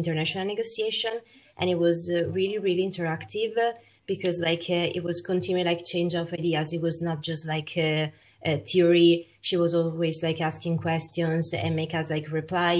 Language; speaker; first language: English; non-native, fluent; Italian